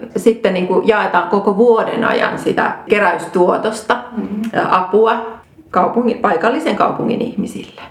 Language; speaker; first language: Finnish; native; Finnish